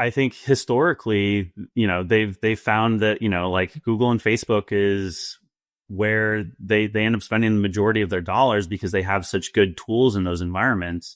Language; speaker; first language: English; native; English